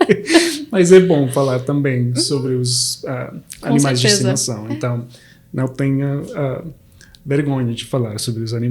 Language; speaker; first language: Portuguese; non-native, fluent; Spanish